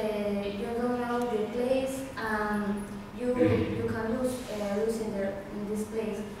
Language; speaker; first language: English; non-native, learner; Spanish